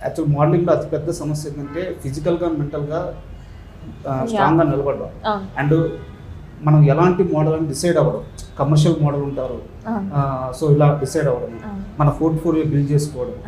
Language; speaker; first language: Telugu; native; Telugu